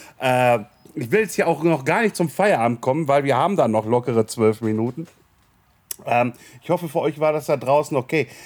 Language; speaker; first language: German; native; German